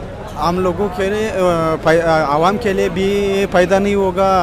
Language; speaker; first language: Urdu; non-native, local second language; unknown